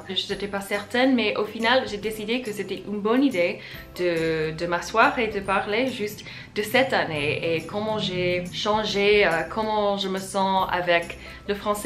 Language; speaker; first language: French; non-native, fluent; English